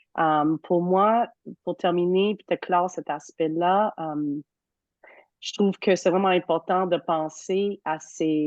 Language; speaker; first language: French; native; French